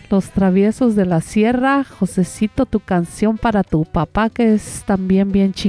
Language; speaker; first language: Spanish; native; Spanish